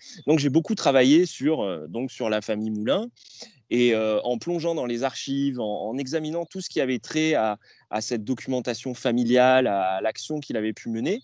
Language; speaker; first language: French; native; French